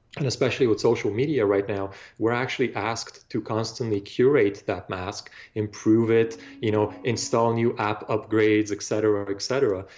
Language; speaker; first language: English; non-native, fluent; Bulgarian